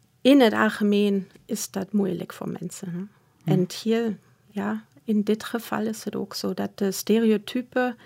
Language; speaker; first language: Dutch; non-native, fluent; German